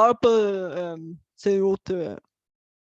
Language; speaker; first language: French; non-native, fluent; Bulgarian